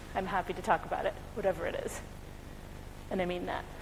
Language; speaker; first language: English; native; English